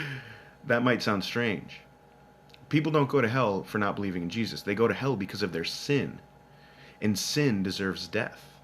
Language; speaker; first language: English; native; English